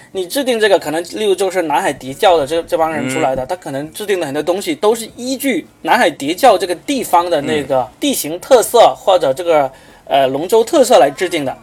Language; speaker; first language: Chinese; native; Chinese